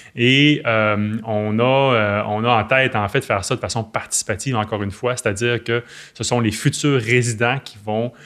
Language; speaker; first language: French; native; French